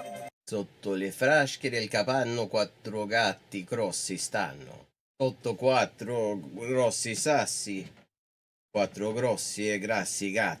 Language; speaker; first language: Italian; non-native, fluent; English